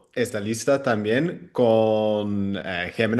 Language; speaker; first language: Spanish; non-native, fluent; Dutch